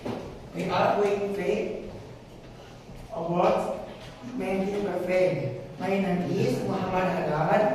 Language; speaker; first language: English; non-native, learner; Indonesian